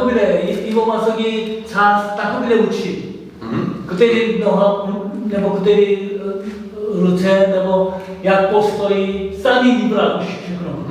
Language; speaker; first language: Czech; non-native, learner; Korean